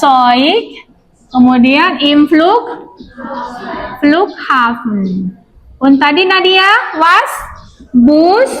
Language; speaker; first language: German; non-native, learner; Indonesian